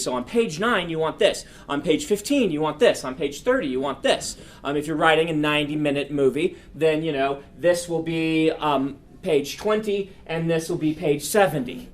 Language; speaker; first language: English; native; English